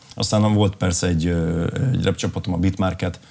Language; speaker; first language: Hungarian; native; Hungarian